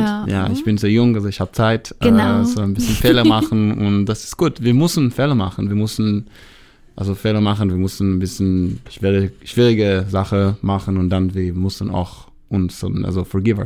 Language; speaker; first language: German; non-native, learner; Hebrew